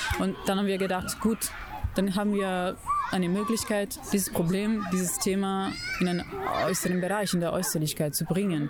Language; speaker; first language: German; non-native, fluent; Italian